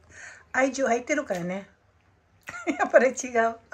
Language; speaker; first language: Japanese; non-native, fluent; Filipino